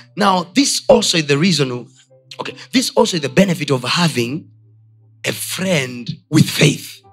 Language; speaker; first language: English; non-native, local second language; Swahili